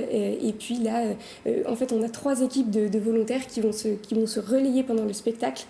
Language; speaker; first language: French; native; French